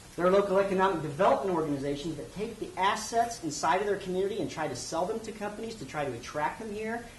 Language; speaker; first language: English; native; English